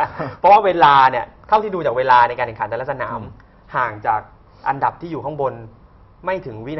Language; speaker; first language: Thai; native; Thai